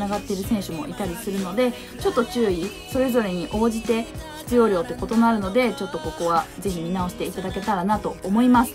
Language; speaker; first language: Japanese; native; Japanese